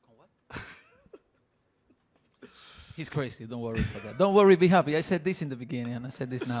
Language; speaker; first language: English; non-native, learner; Spanish